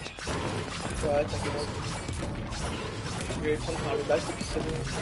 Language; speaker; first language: French; native; French